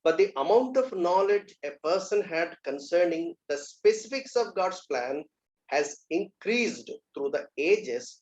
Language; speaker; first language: English; non-native, local second language; Telugu